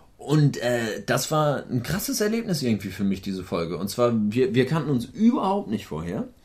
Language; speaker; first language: German; native; German